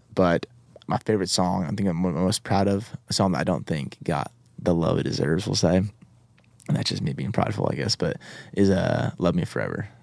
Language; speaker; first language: English; native; English